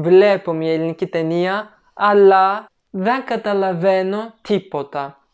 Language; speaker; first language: Greek; non-native, learner; Turkish